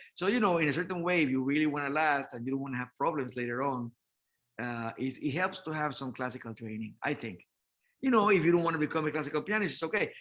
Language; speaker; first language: English; non-native, fluent; Spanish